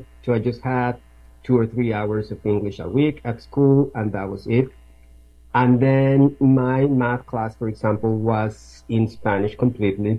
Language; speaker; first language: English; non-native, fluent; Spanish